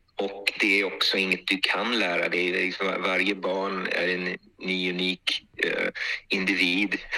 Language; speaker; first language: Swedish; early bilingual, other home language; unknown